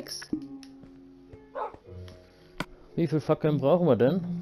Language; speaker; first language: German; native; German